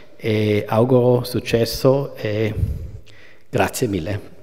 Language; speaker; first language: Italian; non-native, local second language; German